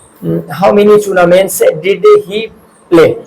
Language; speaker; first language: English; non-native, fluent; Hindi